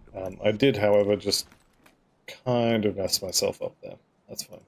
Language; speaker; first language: English; native; English